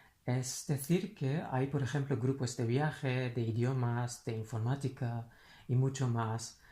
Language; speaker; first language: Spanish; non-native, fluent; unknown